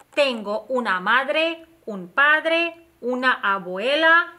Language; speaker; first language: Spanish; non-native, fluent; Russian